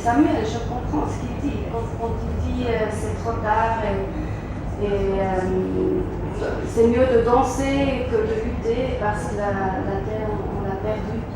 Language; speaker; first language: French; non-native, local second language; German